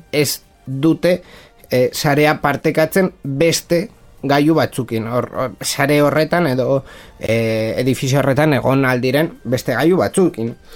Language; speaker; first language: Basque; non-native, local second language; Spanish